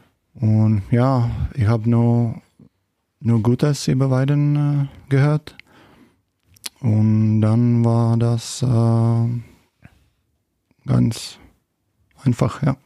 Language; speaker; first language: German; non-native, learner; Czech